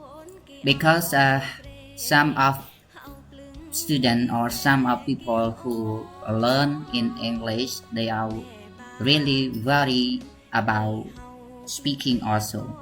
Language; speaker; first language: English; non-native, learner; Khmer